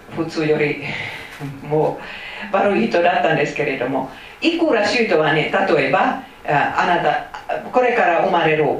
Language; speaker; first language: Japanese; non-native, fluent; Finnish